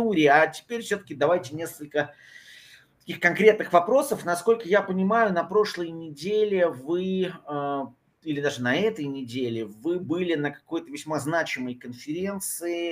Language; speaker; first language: Russian; native; Russian